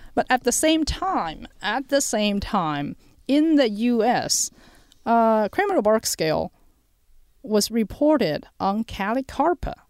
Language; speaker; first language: English; non-native, fluent; Chinese